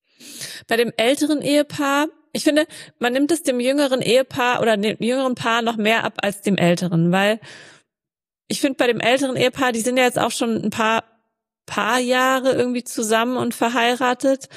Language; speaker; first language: German; native; German